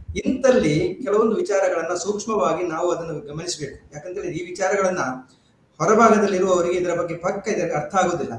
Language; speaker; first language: Kannada; native; Kannada